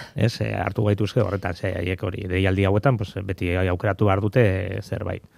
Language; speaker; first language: Basque; native; Basque